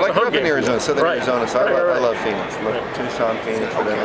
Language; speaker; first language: English; native; English